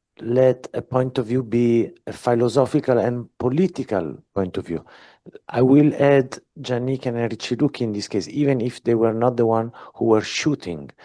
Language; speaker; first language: English; non-native, fluent; Italian